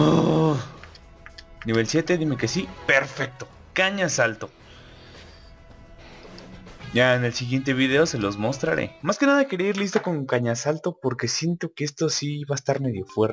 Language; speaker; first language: Spanish; native; Spanish